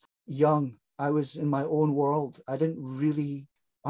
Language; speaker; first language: English; native; English